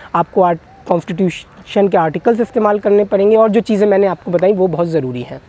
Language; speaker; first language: Hindi; native; Hindi